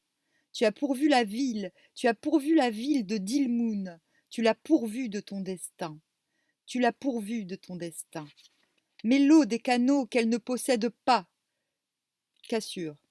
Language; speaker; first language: French; native; French